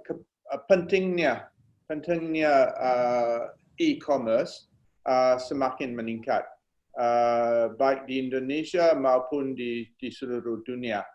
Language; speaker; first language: Indonesian; non-native, fluent; English